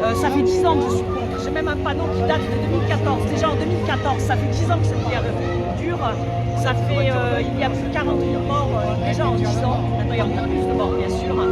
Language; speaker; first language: French; non-native, fluent; Polish